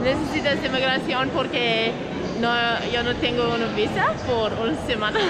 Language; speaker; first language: Spanish; non-native, learner; English